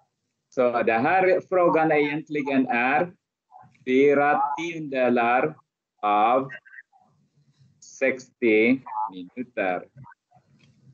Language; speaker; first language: Swedish; non-native, fluent; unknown